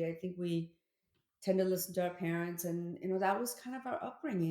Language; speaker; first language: English; early bilingual, other home language; Korean